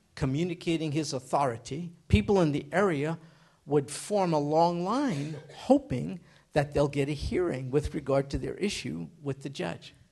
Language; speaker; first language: English; native; English